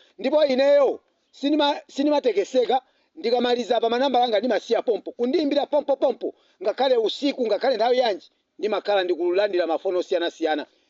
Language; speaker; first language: Nyanja; native; Nyanja